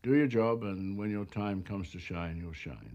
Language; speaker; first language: English; native; English